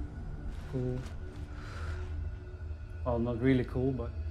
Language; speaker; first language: English; non-native, fluent; Dutch